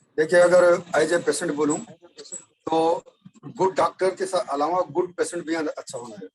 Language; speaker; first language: Hindi; native; Hindi